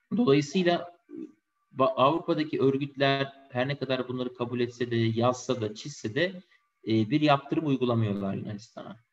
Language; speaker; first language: Turkish; native; Turkish